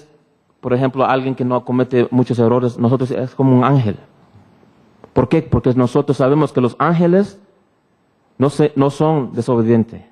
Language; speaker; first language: Spanish; early bilingual, heritage; Spanish